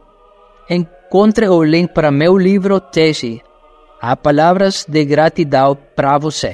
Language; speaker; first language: Portuguese; non-native, fluent; Spanish